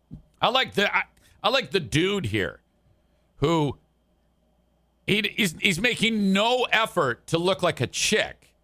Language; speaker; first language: English; native; English